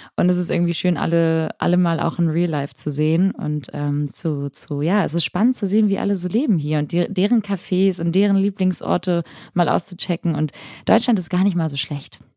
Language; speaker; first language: German; early bilingual, other home language; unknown